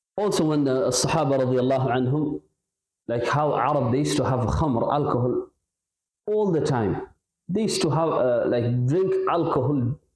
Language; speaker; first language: English; non-native, local second language; Bangla